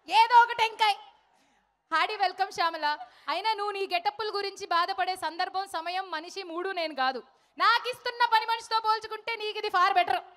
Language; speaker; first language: Telugu; native; Telugu